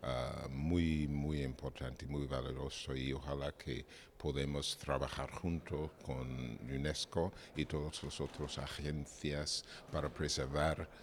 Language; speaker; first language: Spanish; non-native, fluent; English